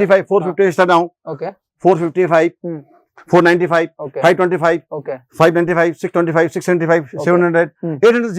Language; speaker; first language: Tamil; non-native, local second language; Kannada